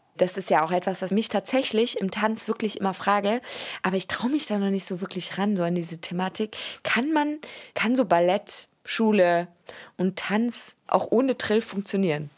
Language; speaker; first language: German; native; German